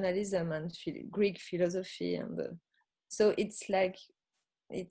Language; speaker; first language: English; non-native, learner; French